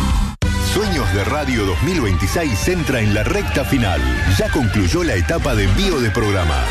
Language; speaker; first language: Spanish; native; Spanish